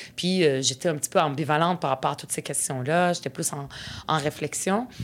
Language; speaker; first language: French; early bilingual, other home language; Arabic